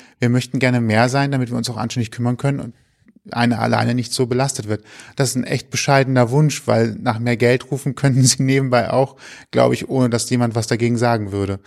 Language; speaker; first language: German; native; German